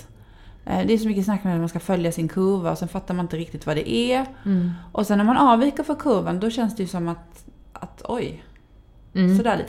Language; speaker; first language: Swedish; native; Swedish